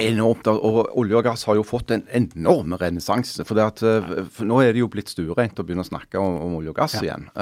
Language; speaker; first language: Norwegian; native; Norwegian